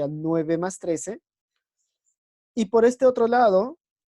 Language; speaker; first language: Spanish; native; Spanish